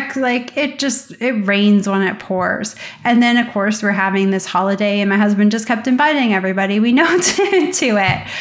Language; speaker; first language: English; native; English